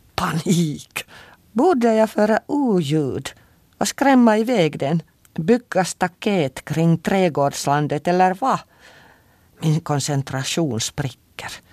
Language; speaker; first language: Swedish; non-native, local second language; Finnish